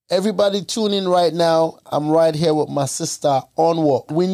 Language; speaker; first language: English; non-native, local second language; Ewe